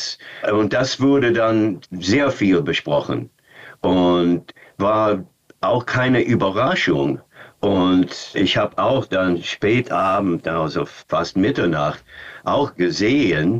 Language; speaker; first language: German; non-native, fluent; English